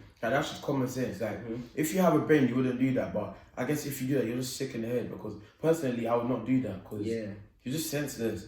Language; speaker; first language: English; native; English